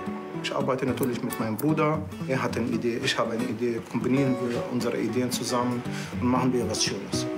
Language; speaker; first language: German; non-native, fluent; Arabic